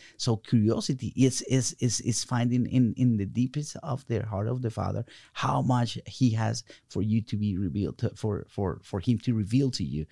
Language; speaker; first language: English; non-native, fluent; Spanish